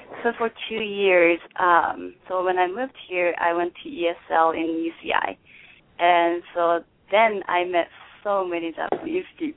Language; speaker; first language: English; non-native, fluent; Japanese